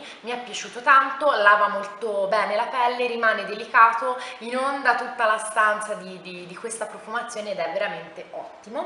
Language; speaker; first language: Italian; native; Italian